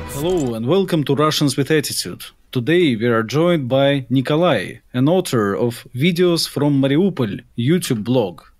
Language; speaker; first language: English; non-native, fluent; Russian